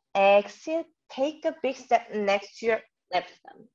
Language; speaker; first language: English; non-native, fluent; Korean